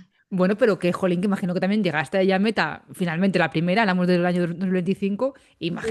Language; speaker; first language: Spanish; native; Spanish